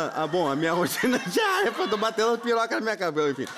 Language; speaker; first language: Portuguese; native; Portuguese